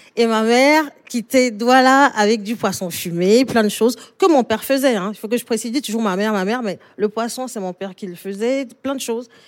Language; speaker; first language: French; native; French